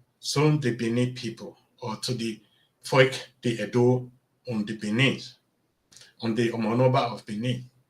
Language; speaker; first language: German; non-native, learner; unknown